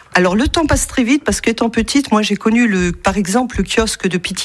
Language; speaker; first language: French; native; French